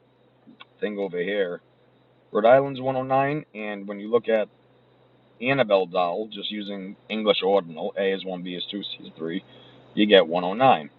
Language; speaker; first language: English; native; English